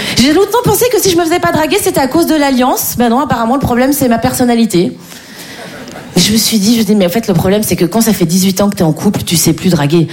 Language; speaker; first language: French; native; French